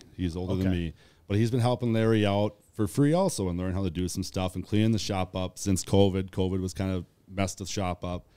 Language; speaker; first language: English; native; English